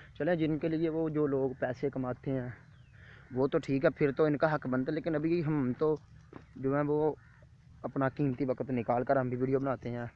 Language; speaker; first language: Urdu; non-native, local second language; Punjabi